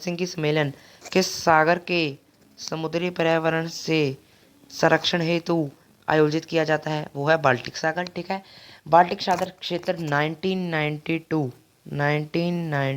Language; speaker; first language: Hindi; native; Hindi